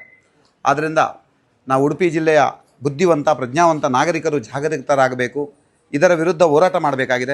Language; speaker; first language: Kannada; native; Kannada